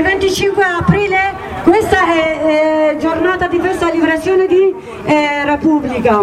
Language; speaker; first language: Italian; non-native, learner; Kurdish